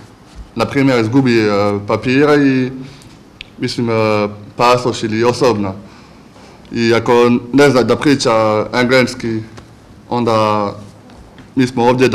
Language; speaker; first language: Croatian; non-native, fluent; French